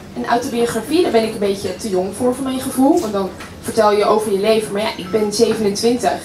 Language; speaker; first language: Dutch; early bilingual, other home language; Russian